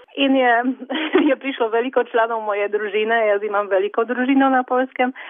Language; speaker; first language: Slovenian; non-native, fluent; Polish